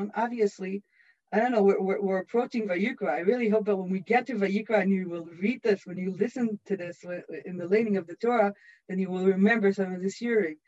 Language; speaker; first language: English; non-native, fluent; Hebrew